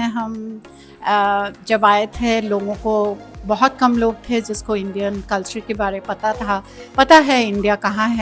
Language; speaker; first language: Hindi; non-native, local second language; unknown